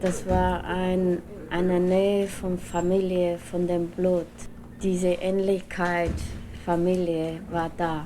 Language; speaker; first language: German; non-native, fluent; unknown